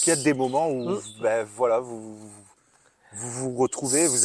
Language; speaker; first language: French; native; French